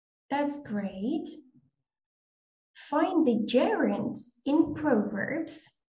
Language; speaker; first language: English; non-native, fluent; Russian